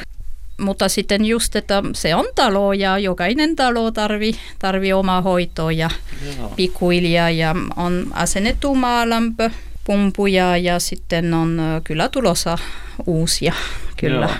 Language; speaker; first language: Finnish; non-native, learner; French